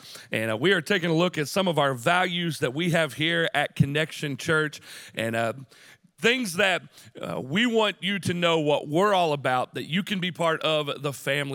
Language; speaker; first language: English; native; English